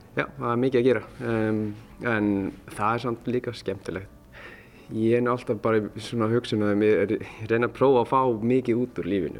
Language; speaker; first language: Icelandic; early bilingual, heritage; Icelandic